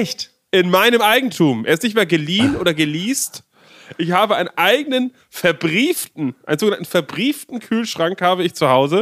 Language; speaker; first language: German; native; German